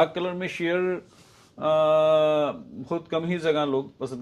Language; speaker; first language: Hindi; native; Hindi